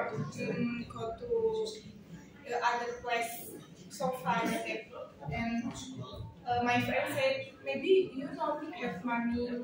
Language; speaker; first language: English; non-native, learner; Indonesian